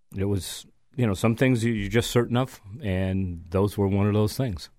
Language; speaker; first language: English; native; English